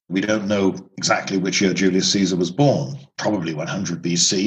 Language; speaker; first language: English; native; English